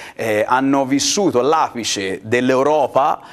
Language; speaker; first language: Italian; native; Italian